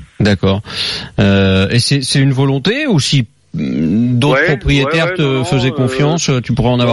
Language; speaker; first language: French; native; French